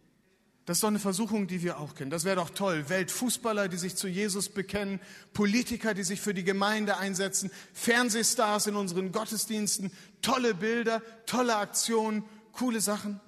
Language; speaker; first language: German; native; German